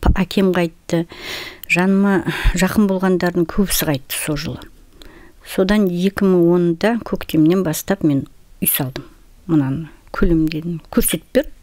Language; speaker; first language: Kazakh; non-native, local second language; Russian